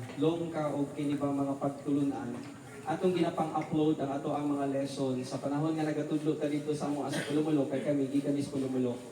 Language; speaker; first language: Cebuano; non-native, local second language; Hiligaynon